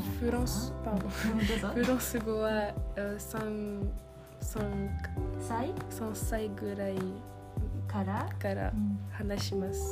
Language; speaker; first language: Japanese; non-native, learner; French